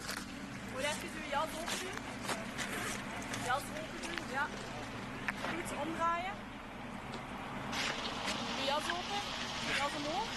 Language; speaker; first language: Dutch; native; Dutch